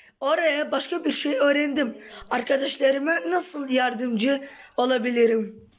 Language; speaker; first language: Turkish; non-native, learner; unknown